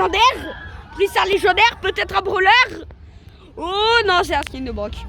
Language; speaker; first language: French; native; French